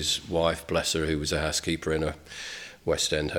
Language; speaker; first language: English; native; English